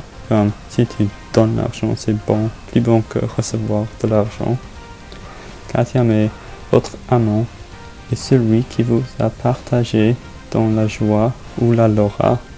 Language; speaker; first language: French; non-native, learner; English